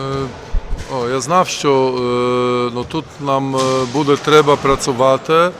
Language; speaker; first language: Ukrainian; non-native, learner; Polish